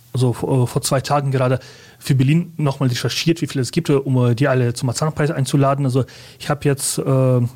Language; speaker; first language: German; early bilingual, other home language; Russian